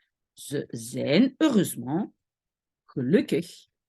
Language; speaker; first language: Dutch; non-native, fluent; French